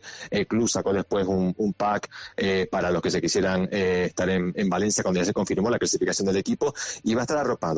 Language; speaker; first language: Spanish; native; Spanish